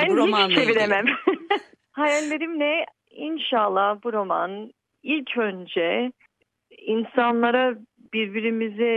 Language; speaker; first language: Turkish; early bilingual, heritage; Turkish